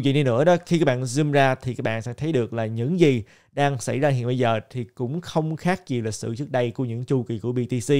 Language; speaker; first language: Vietnamese; native; Vietnamese